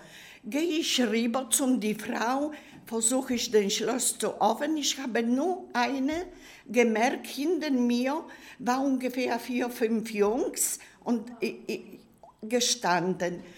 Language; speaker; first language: German; non-native, learner; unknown